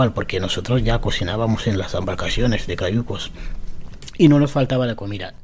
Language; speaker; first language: Spanish; non-native, fluent; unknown